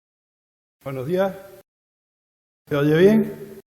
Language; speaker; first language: Spanish; native; Spanish